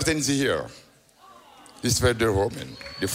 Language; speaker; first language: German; non-native, learner; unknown